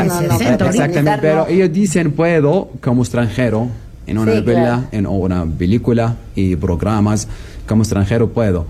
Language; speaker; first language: Spanish; non-native, learner; Arabic